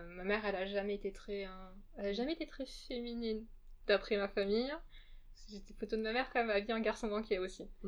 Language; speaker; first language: French; early bilingual, other home language; Portuguese